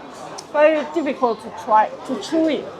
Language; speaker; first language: English; non-native, fluent; Chinese